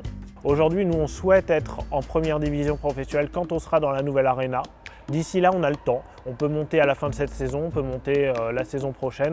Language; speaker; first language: French; native; French